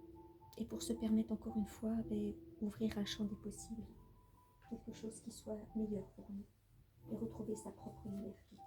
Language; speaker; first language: French; native; French